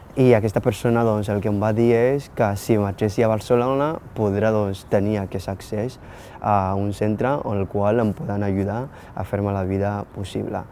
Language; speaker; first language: Catalan; non-native, fluent; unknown